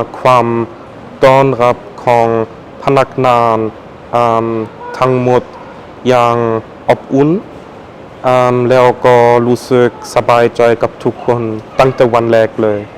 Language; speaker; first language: Thai; non-native, fluent; German